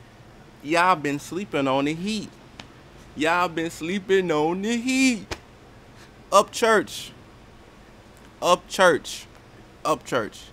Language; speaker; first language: English; native; English